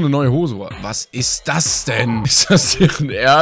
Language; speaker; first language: German; native; German